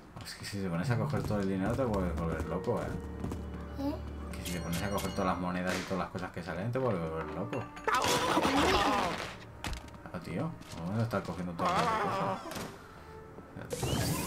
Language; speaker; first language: Spanish; native; Spanish